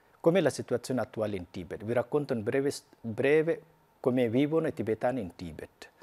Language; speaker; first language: Italian; non-native, fluent; Tibetan